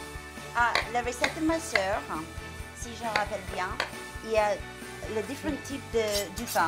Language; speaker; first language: French; non-native, learner; English